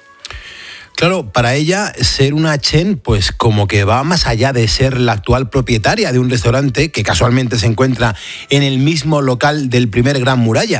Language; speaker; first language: Spanish; native; Spanish